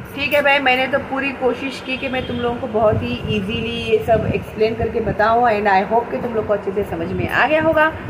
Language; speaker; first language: Hindi; non-native, local second language; Marathi